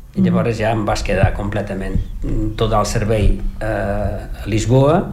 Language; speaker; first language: Catalan; non-native, fluent; Portuguese